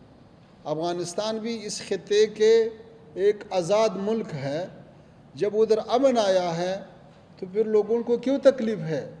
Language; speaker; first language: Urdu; non-native, fluent; Pashto